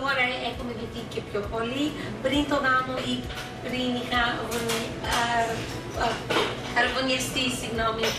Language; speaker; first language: Greek; early bilingual, heritage; Greek